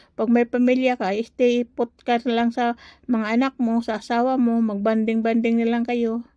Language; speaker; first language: Filipino; non-native, local second language; Cebuano